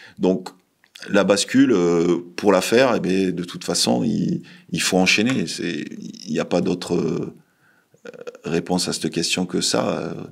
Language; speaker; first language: French; native; French